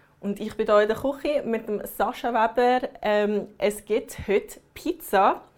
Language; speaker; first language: German; early bilingual, other home language; English